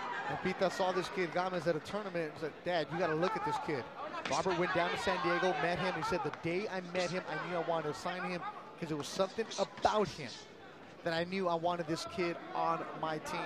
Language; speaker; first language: English; early bilingual, other home language; Spanish